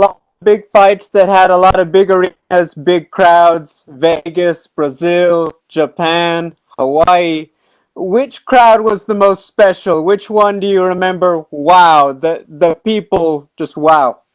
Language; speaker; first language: English; non-native, learner; Portuguese